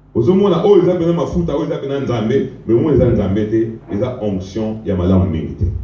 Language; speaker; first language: Lingala; non-native, local second language; Swahili